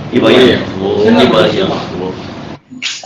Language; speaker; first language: Chinese; native; Chinese